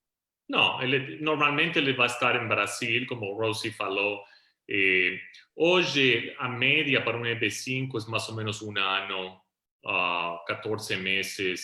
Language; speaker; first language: Portuguese; non-native, fluent; Spanish